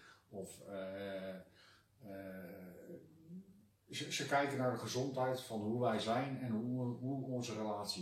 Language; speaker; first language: Dutch; native; Dutch